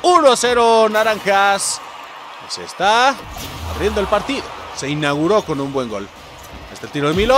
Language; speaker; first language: Spanish; native; Spanish